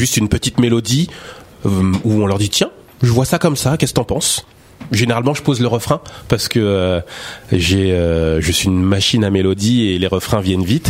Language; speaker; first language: French; native; French